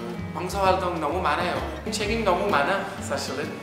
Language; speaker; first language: Korean; non-native, learner; English